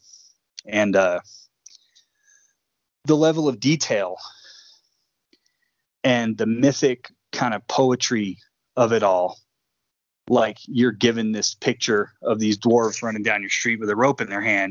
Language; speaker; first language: English; native; English